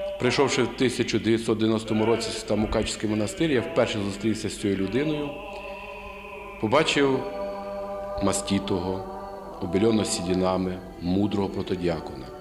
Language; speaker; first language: Ukrainian; native; Ukrainian